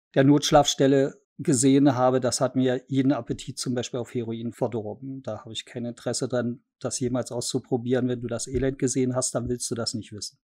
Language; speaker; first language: German; native; German